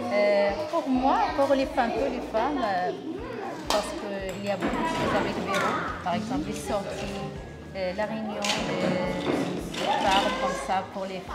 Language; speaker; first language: French; non-native, learner; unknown